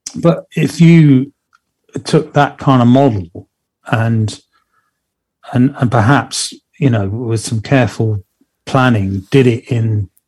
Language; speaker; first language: English; native; English